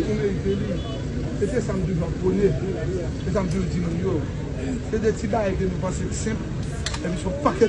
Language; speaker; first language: French; non-native, local second language; Haitian Creole